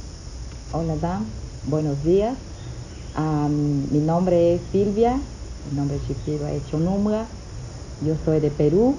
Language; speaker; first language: Spanish; non-native, local second language; Shipibo-Conibo